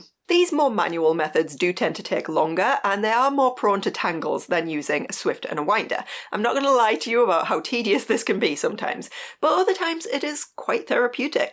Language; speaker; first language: English; native; English